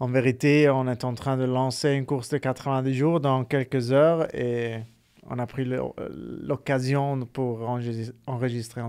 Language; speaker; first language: French; non-native, fluent; Italian